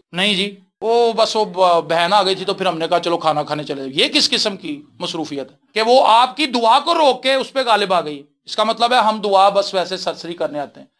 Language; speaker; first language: Urdu; non-native, local second language; Punjabi